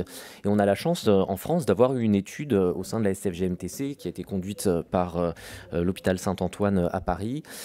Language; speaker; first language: French; native; French